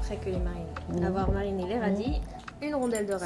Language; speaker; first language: French; native; French